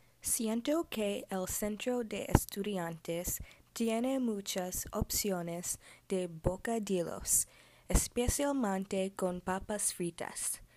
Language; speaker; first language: Spanish; non-native, learner; English